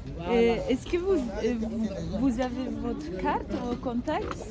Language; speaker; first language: French; non-native, fluent; Polish